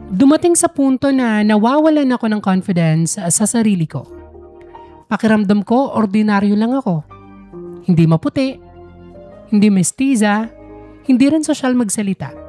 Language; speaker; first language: Filipino; non-native, local second language; Waray